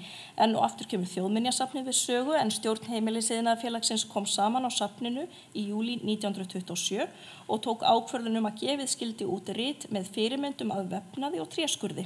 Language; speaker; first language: Icelandic; native; Icelandic